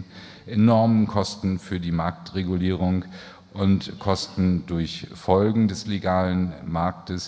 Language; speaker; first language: German; native; German